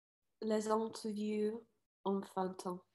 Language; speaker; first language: French; non-native, learner; English